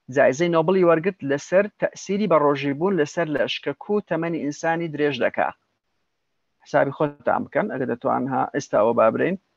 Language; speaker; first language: Central Kurdish; native; Central Kurdish